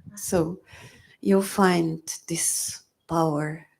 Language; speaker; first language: English; non-native, fluent; Slovenian